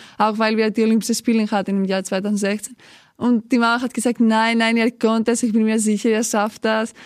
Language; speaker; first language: German; non-native, fluent; Greek